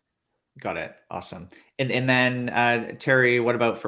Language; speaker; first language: English; native; English